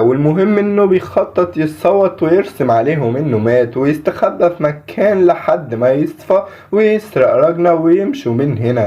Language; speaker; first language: Arabic; native; Arabic